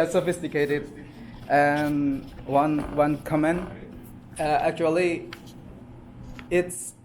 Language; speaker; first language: English; non-native, fluent; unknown